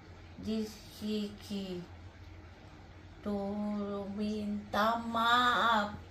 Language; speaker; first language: Indonesian; non-native, learner; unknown